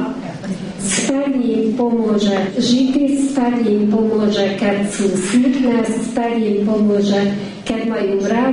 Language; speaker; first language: Slovak; native; Slovak